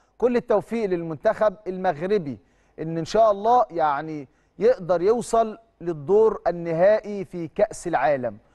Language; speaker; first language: Arabic; native; Arabic